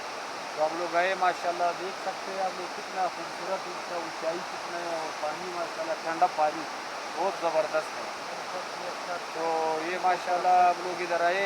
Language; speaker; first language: Hindi; non-native, local second language; Pashto